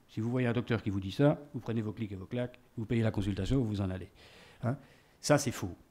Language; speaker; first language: French; native; French